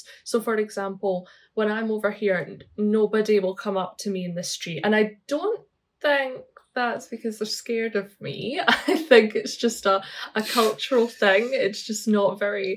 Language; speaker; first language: English; native; English